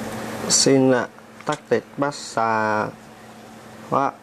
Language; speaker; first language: Japanese; non-native, learner; Vietnamese